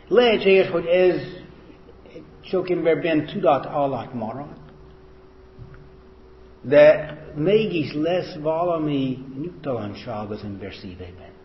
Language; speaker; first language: Hungarian; non-native, fluent; English